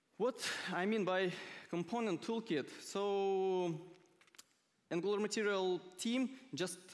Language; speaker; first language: English; non-native, fluent; Russian